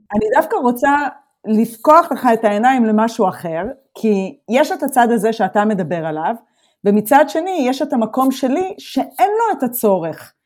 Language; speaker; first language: Hebrew; native; Hebrew